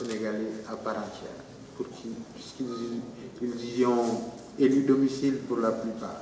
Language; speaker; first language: French; non-native, local second language; Wolof